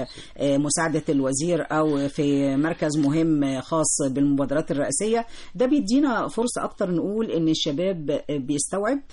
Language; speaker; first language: Arabic; native; Arabic